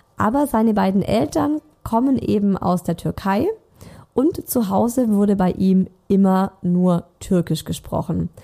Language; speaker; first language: German; native; German